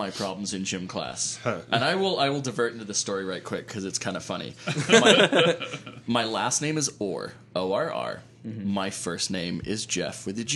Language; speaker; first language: English; native; English